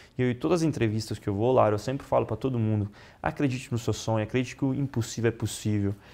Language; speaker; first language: Portuguese; non-native, fluent; Italian